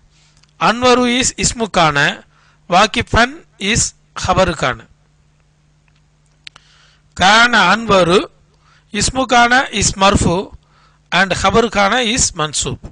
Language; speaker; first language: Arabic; non-native, fluent; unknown